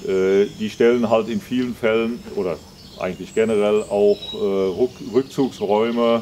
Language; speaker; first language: German; native; German